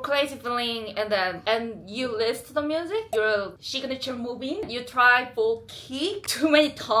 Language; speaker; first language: English; non-native, learner; Korean